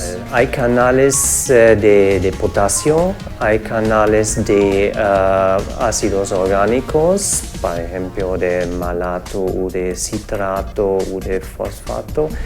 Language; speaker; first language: Spanish; non-native, fluent; German